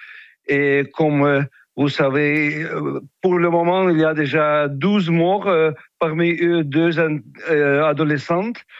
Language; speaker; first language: French; non-native, fluent; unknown